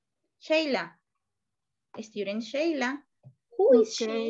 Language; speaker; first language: English; non-native, learner; Spanish